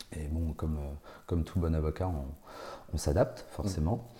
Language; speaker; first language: French; native; French